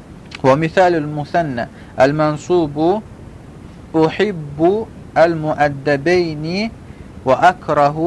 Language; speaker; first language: Arabic; non-native, fluent; Azerbaijani